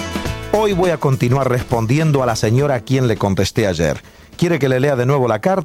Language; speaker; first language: Spanish; native; Spanish